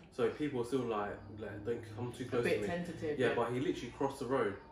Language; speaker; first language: English; native; English